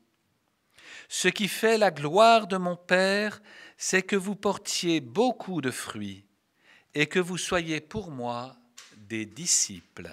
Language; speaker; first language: French; native; French